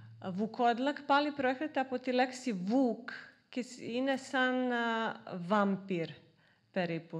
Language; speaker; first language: Greek; non-native, fluent; Serbian